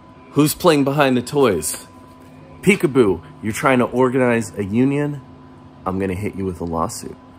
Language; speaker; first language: English; native; English